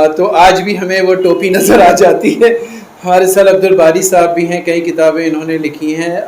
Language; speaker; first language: Urdu; native; Urdu